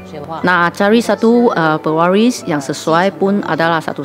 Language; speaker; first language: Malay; non-native, local second language; Chinese